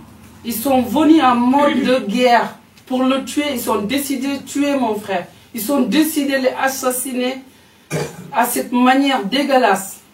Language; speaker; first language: French; non-native, fluent; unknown